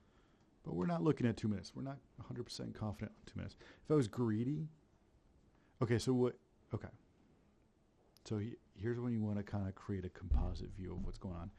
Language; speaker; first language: English; native; English